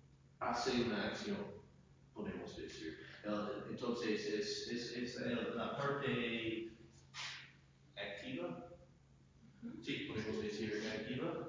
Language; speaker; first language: Spanish; non-native, fluent; English